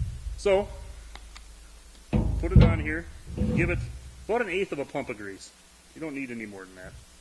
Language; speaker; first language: English; native; English